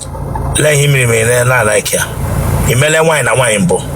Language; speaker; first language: Igbo; native; Igbo